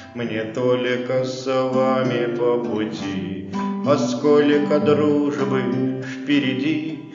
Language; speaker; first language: Russian; non-native, local second language; Azerbaijani